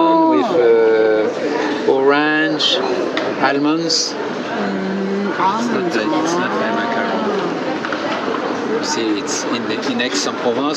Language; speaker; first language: English; non-native, fluent; French